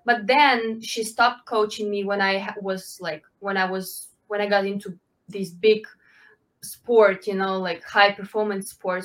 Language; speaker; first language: English; non-native, fluent; Ukrainian